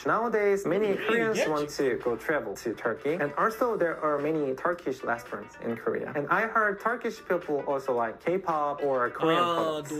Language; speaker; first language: English; non-native, fluent; Korean